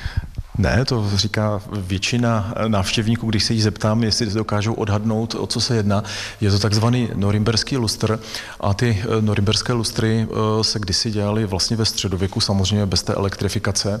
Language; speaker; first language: Czech; native; Czech